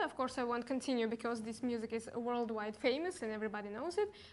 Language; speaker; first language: English; non-native, fluent; Russian